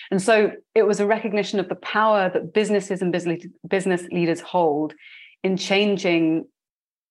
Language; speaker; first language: English; native; English